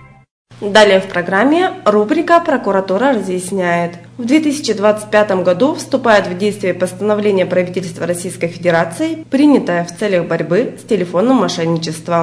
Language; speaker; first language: Russian; native; Russian